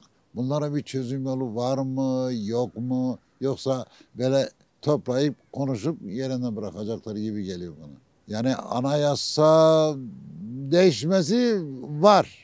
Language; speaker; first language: Turkish; non-native, local second language; Kurdish